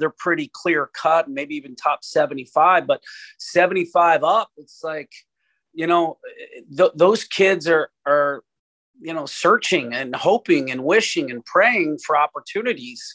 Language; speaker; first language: English; native; English